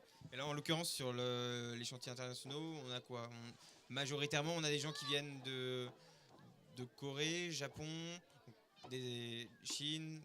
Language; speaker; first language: French; native; French